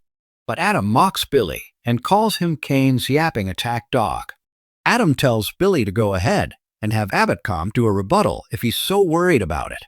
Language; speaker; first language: English; native; English